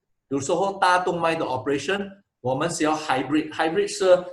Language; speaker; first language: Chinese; non-native, local second language; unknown